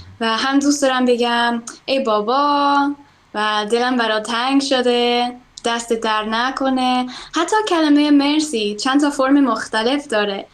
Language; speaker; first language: Persian; non-native, fluent; English